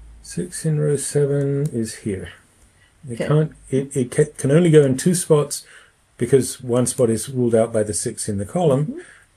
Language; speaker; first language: English; native; English